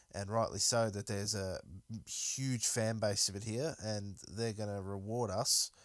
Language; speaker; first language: English; native; English